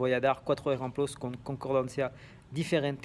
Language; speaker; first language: Spanish; non-native, fluent; French